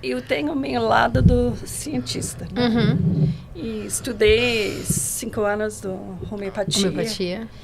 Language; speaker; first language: Portuguese; non-native, learner; English